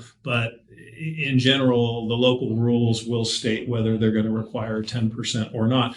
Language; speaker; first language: English; native; English